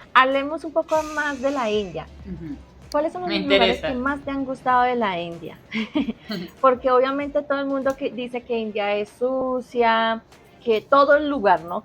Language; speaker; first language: Spanish; native; Spanish